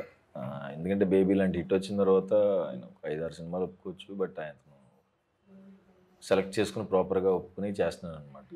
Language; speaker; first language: Telugu; native; Telugu